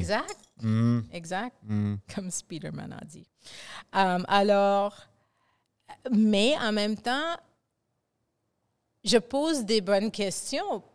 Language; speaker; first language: French; non-native, fluent; English